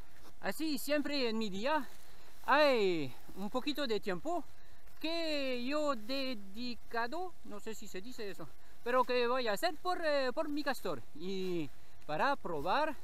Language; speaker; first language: Spanish; non-native, learner; French